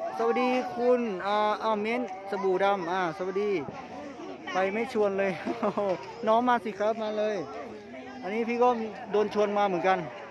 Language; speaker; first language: Thai; non-native, local second language; Lahu